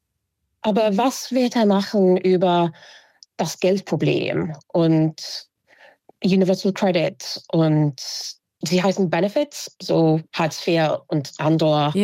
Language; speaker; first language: German; non-native, fluent; English